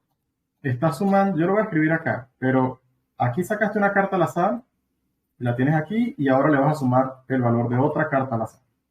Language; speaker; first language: Spanish; native; Spanish